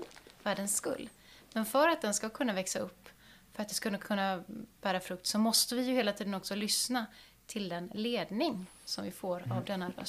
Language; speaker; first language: Swedish; native; Swedish